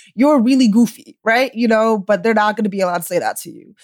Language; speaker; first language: English; early bilingual, other home language; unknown